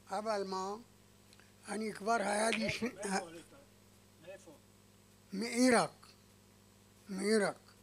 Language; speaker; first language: Hebrew; non-native, fluent; Arabic